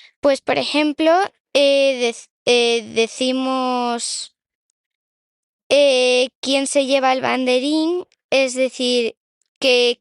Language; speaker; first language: Spanish; native; Spanish